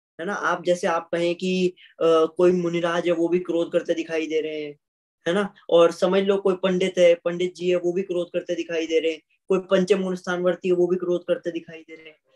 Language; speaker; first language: Hindi; native; Hindi